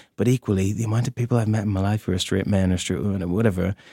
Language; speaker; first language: English; native; English